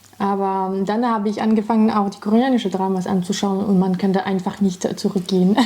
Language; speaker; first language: German; non-native, fluent; Russian